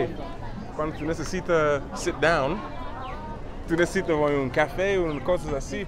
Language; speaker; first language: Spanish; non-native, learner; English